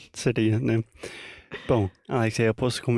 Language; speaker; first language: Portuguese; non-native, fluent; English